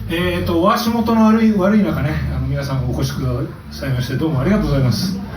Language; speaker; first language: Japanese; native; Japanese